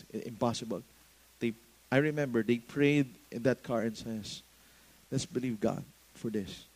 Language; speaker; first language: English; non-native, local second language; Filipino